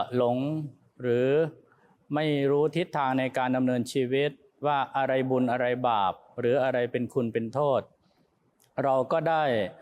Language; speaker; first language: Thai; native; Thai